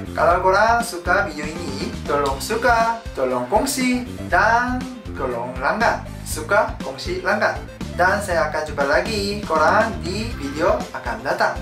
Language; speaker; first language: Malay; non-native, learner; Korean